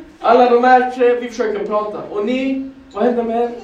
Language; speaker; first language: Swedish; non-native, fluent; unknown